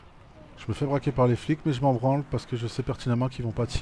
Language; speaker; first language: French; native; French